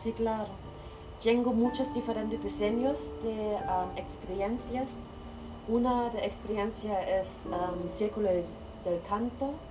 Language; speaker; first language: Spanish; non-native, learner; German